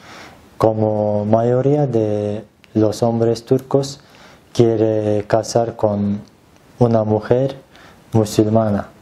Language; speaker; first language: Spanish; non-native, learner; Turkish